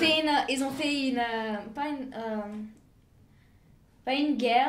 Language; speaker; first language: French; non-native, fluent; Bulgarian